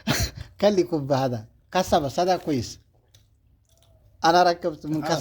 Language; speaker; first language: Arabic; non-native, learner; Amharic